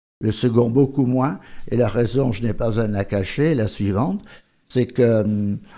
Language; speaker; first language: French; native; French